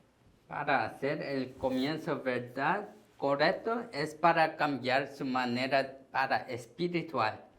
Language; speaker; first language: Spanish; non-native, learner; Korean